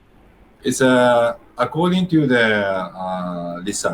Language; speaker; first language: English; non-native, learner; Japanese